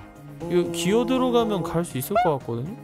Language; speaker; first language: Korean; native; Korean